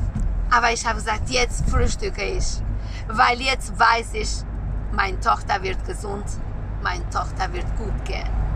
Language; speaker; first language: German; non-native, learner; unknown